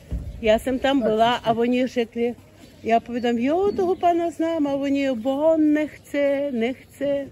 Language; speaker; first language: Czech; non-native, fluent; Ukrainian